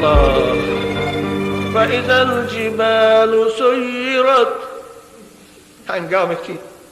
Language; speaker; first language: Persian; native; Persian